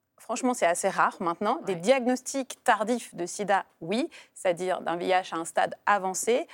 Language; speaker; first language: French; native; French